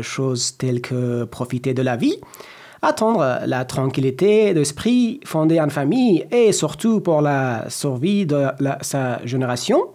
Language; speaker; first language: French; non-native, learner; Persian